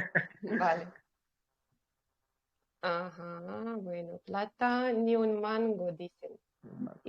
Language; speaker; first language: Spanish; non-native, fluent; Russian